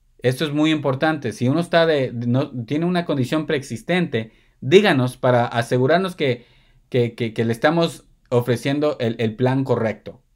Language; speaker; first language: Spanish; early bilingual, heritage; Spanish